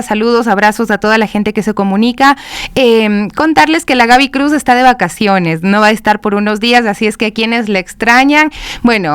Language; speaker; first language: Spanish; native; Spanish